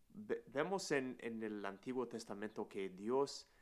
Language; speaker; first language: Spanish; non-native, fluent; English